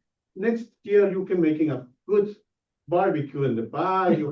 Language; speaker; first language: English; non-native, learner; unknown